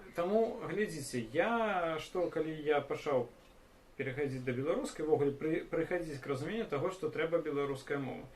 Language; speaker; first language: Belarusian; non-native, local second language; Russian